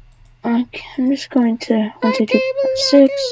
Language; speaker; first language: English; native; English